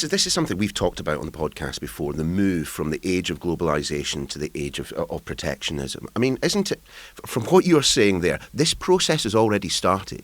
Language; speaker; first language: English; native; English